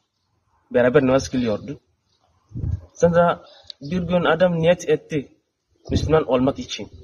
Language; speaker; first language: Turkish; non-native, learner; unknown